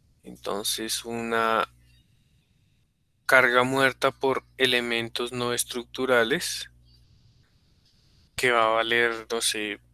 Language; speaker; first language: Spanish; native; Spanish